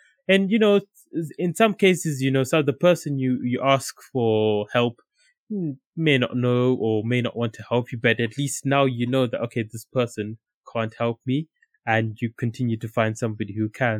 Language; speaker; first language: English; non-native, local second language; Shona